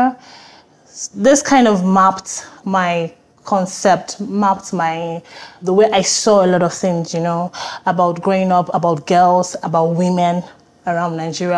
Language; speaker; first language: English; non-native, local second language; Yoruba